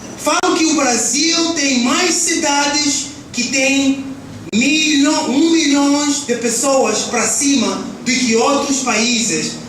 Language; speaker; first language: Portuguese; early bilingual, heritage; Portuguese